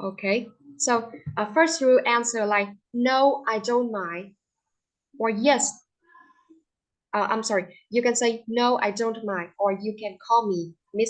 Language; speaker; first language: English; non-native, fluent; Vietnamese